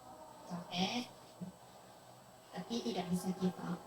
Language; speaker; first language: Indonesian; non-native, fluent; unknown